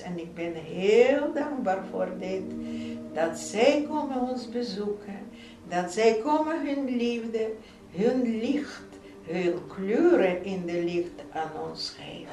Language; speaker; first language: Dutch; non-native, fluent; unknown